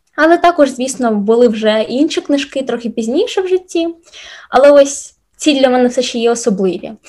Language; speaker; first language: Ukrainian; non-native, local second language; Russian